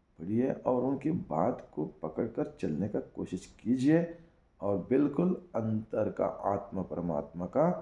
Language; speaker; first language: Hindi; non-native, local second language; Kannada